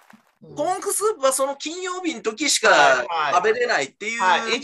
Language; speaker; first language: Japanese; native; Japanese